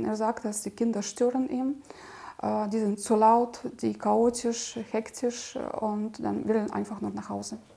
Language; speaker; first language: German; non-native, fluent; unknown